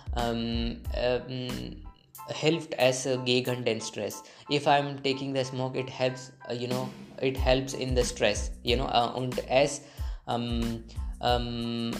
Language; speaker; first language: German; non-native, learner; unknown